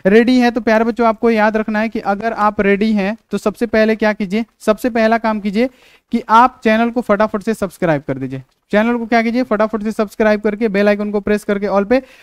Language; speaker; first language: Hindi; native; Hindi